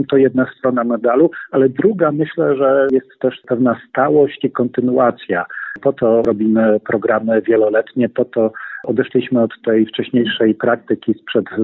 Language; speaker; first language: Polish; native; Polish